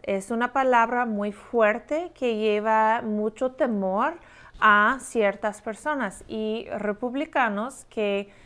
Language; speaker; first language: Spanish; non-native, fluent; English